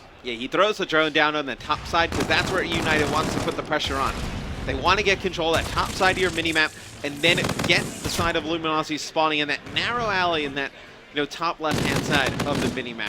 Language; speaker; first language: English; native; English